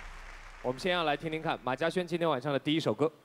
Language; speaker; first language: Chinese; native; Chinese